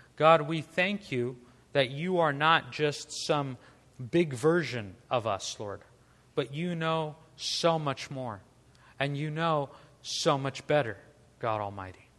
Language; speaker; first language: English; native; English